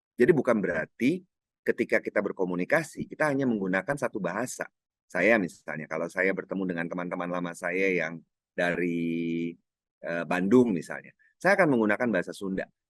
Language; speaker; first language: Indonesian; non-native, local second language; Minangkabau